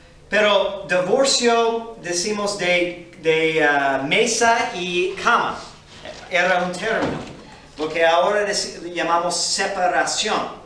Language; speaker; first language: Spanish; non-native, fluent; English